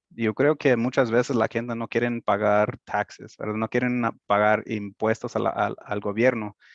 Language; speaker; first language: Spanish; early bilingual, heritage; Spanish